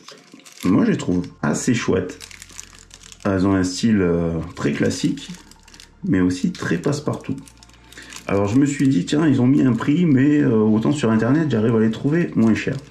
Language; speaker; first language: French; native; French